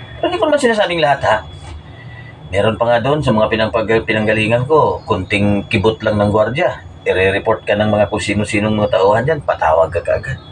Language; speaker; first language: Filipino; non-native, local second language; Hiligaynon